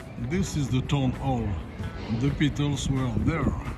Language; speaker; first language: English; non-native, learner; French